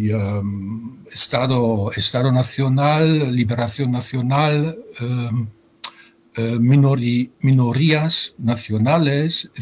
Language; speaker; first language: Spanish; non-native, fluent; German